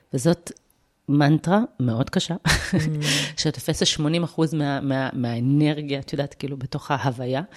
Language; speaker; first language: Hebrew; early bilingual, other home language; Russian